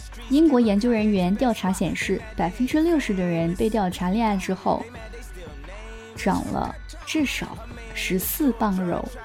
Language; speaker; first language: Chinese; native; Chinese